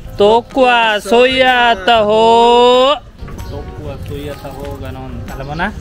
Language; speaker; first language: Filipino; non-native, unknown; Punjabi